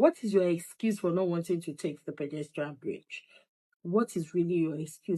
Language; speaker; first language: English; non-native, local second language; Yoruba